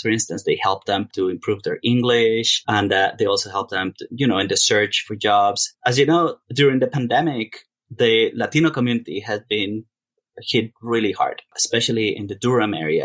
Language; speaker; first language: English; non-native, fluent; Spanish